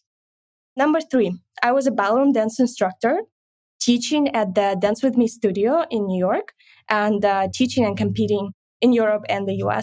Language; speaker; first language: English; non-native, fluent; Ukrainian